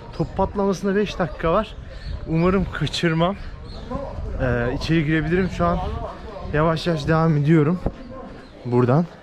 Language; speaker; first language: Turkish; native; Turkish